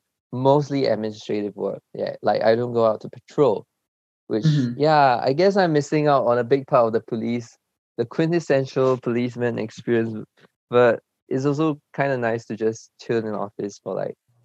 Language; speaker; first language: English; early bilingual, other home language; Chinese